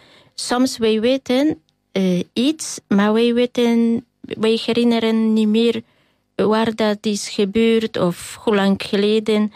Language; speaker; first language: Dutch; non-native, learner; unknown